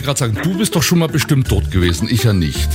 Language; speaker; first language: German; native; German